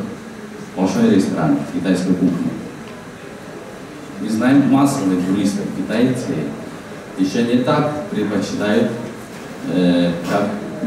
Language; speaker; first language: Russian; non-native, fluent; Chinese